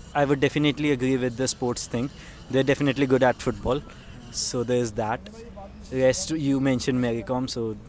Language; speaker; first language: English; non-native, local second language; Punjabi